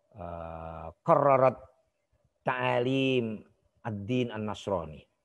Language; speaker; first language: Arabic; non-native, fluent; Indonesian